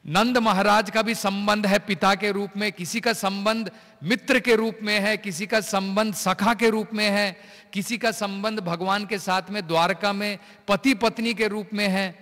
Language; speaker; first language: Hindi; native; Hindi